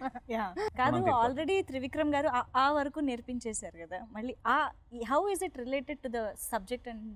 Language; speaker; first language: Telugu; native; Telugu